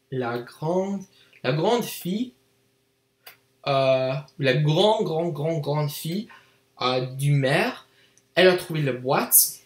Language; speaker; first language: French; non-native, learner; English